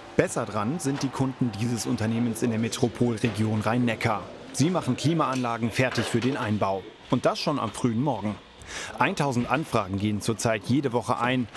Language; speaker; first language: German; native; German